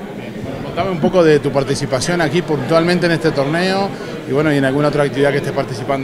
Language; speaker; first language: Spanish; native; Spanish